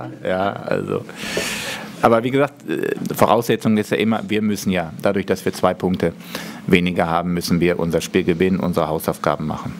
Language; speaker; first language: German; native; German